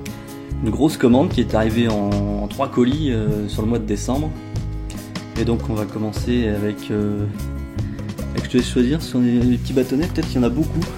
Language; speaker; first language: French; native; French